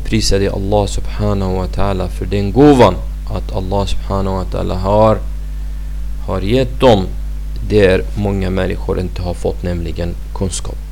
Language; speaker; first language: Swedish; non-native, fluent; Arabic